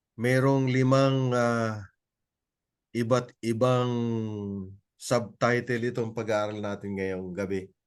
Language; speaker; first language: Filipino; non-native, local second language; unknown